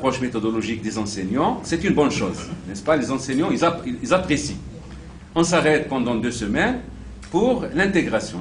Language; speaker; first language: French; non-native, local second language; Arabic